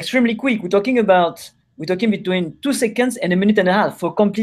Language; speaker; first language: English; non-native, fluent; French